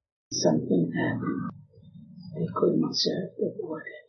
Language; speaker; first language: English; early bilingual, other home language; Chinese